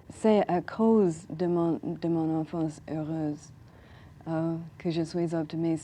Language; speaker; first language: French; non-native, learner; English